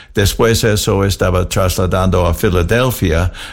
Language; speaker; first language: Spanish; non-native, learner; English